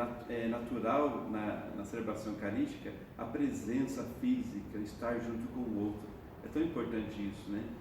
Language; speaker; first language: Portuguese; native; Portuguese